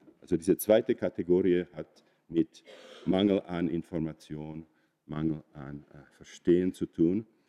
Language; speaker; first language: German; non-native, fluent; Czech